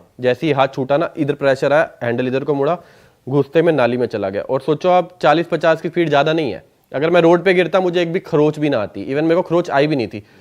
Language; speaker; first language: Hindi; non-native, local second language; Punjabi